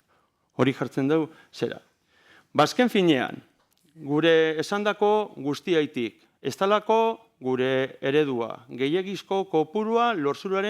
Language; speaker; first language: Basque; native; Basque